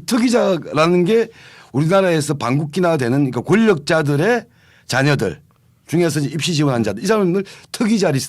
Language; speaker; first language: Korean; native; Korean